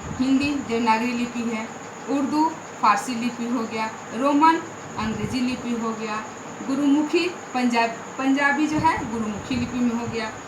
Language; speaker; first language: Hindi; native; Hindi